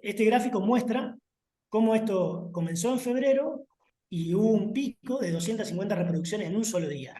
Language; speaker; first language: Spanish; native; Spanish